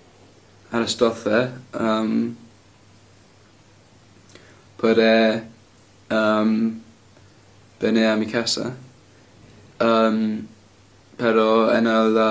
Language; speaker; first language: Spanish; non-native, learner; English